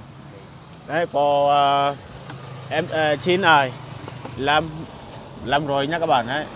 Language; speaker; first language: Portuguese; non-native, learner; Vietnamese